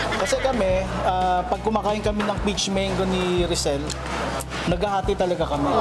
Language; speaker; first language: Filipino; native; Filipino